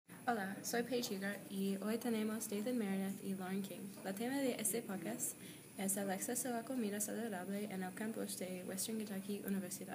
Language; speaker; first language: Spanish; non-native, learner; English